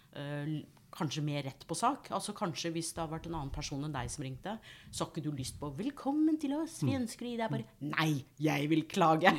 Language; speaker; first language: Norwegian; non-native, fluent; English